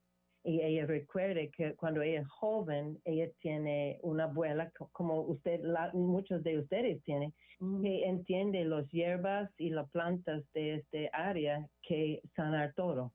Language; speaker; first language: Spanish; non-native, learner; English